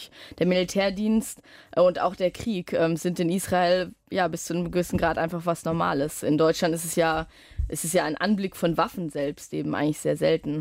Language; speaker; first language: German; native; German